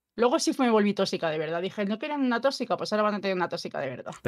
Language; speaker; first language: Spanish; native; Spanish